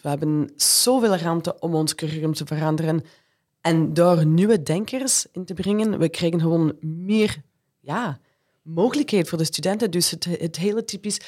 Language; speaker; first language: Dutch; non-native, fluent; English